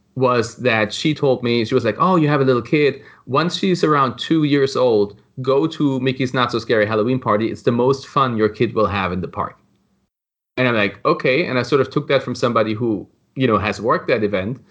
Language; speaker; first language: English; non-native, fluent; German